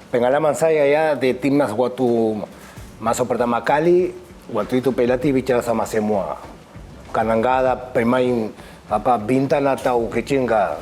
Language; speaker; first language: Indonesian; non-native, fluent; Spanish